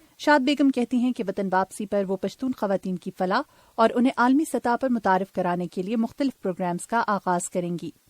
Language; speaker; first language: Urdu; native; Urdu